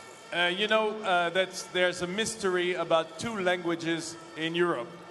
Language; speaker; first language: English; non-native, fluent; French